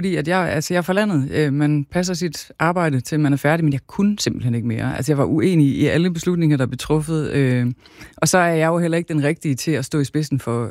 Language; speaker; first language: Danish; native; Danish